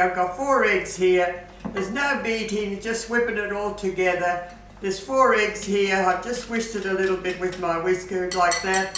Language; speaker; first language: English; native; English